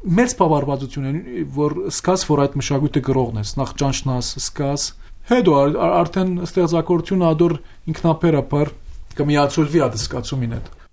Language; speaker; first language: Armenian; early bilingual, heritage; Armenian